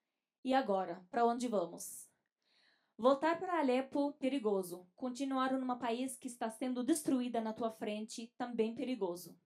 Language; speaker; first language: Portuguese; non-native, fluent; Arabic